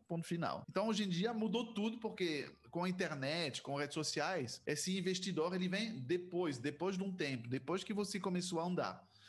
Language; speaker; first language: Portuguese; non-native, fluent; French